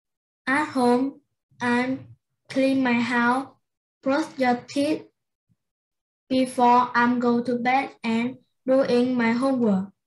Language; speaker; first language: English; non-native, learner; Vietnamese